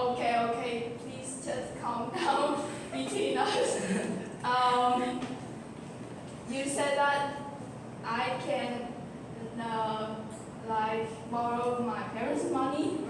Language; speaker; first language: English; non-native, learner; Vietnamese